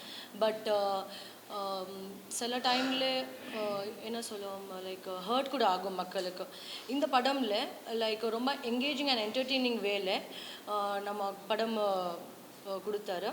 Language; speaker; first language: Tamil; non-native, learner; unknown